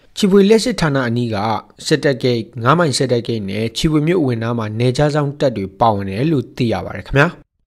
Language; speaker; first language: Burmese; non-native, local second language; Kachin